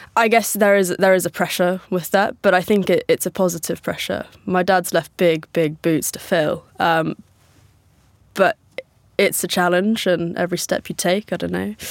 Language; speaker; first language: English; native; English